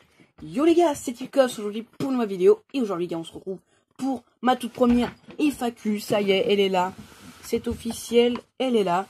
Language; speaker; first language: French; native; French